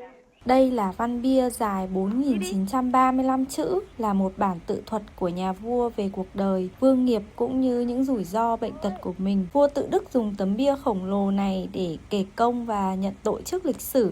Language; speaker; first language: Vietnamese; native; Vietnamese